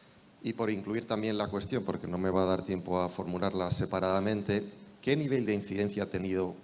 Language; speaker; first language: Spanish; native; Spanish